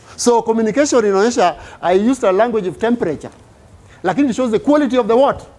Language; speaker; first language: English; non-native, local second language; Swahili